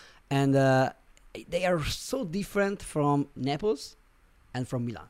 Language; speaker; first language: English; non-native, fluent; Italian